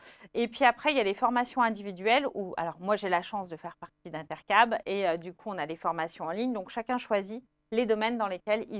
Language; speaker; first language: French; native; French